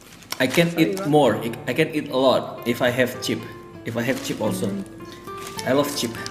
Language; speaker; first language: English; non-native, learner; Indonesian